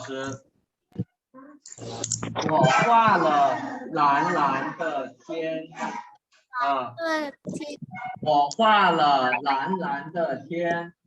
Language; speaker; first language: Chinese; non-native, fluent; Thai